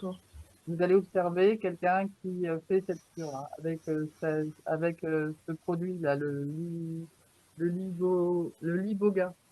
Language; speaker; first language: French; native; French